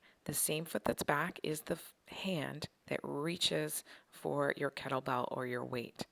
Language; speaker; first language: English; native; English